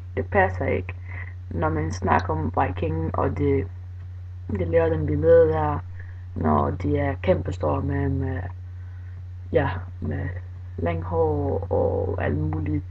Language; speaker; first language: Danish; non-native, learner; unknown